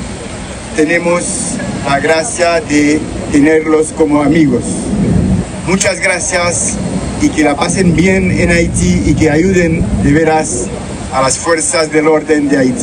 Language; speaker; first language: Spanish; non-native, fluent; Haitian Creole